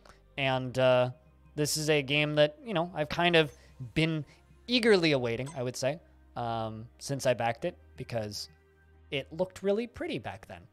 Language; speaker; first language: English; native; English